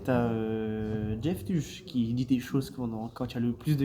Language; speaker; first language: French; native; French